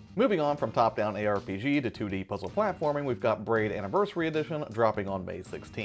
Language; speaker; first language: English; native; English